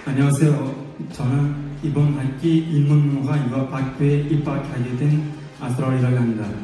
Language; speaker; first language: Korean; non-native, fluent; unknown